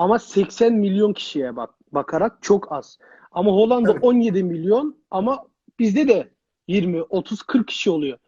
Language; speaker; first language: Turkish; early bilingual, heritage; Turkish